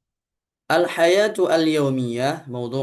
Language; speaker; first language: Arabic; non-native, fluent; Indonesian